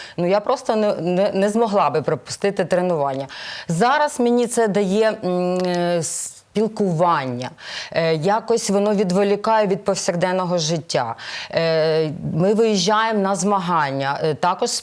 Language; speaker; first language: Ukrainian; native; Ukrainian